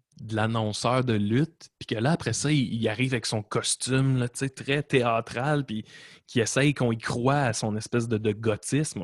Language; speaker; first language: French; native; French